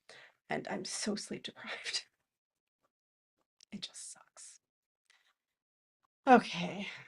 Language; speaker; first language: English; native; English